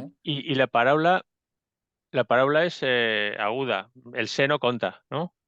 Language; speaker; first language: Catalan; non-native, local second language; Spanish